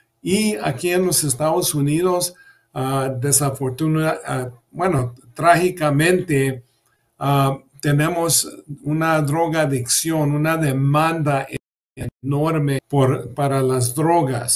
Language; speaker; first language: Spanish; early bilingual, heritage; English